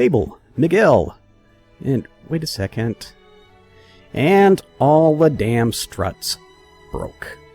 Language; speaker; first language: English; native; English